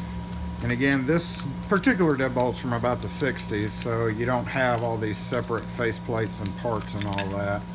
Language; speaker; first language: English; native; English